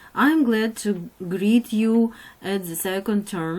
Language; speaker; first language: English; non-native, fluent; Ukrainian